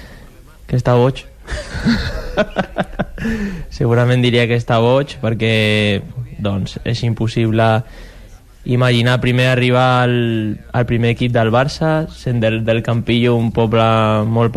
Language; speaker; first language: Catalan; non-native, local second language; Spanish